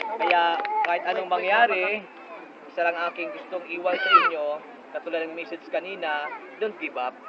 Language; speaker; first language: Filipino; native; Filipino